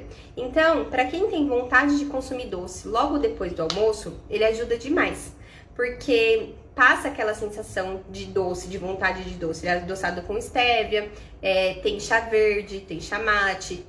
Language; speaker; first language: Portuguese; native; Portuguese